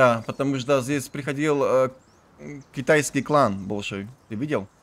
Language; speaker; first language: Russian; non-native, learner; Slovak